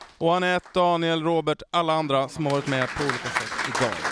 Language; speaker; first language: Swedish; native; Swedish